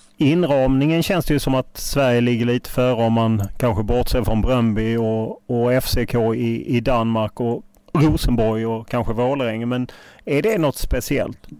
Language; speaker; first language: Swedish; native; Swedish